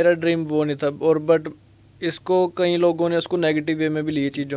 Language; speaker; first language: Hindi; non-native, local second language; Punjabi